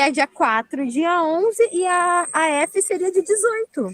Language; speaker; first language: Portuguese; native; Portuguese